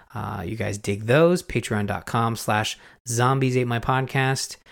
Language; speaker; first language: English; native; English